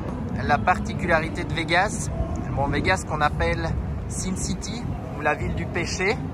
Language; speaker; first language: French; native; French